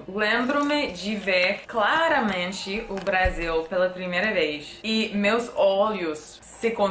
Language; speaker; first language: Portuguese; non-native, fluent; English